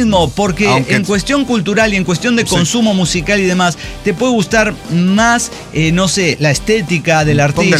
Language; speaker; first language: Spanish; native; Spanish